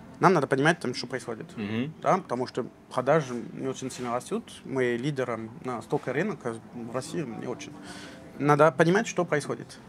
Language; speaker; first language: Russian; non-native, learner; French